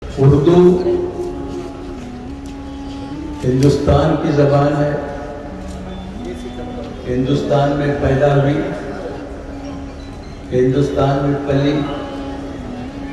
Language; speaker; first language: Urdu; native; Urdu